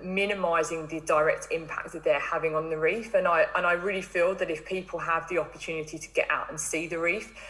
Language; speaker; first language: English; native; English